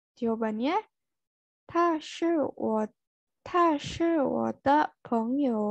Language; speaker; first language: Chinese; non-native, fluent; Indonesian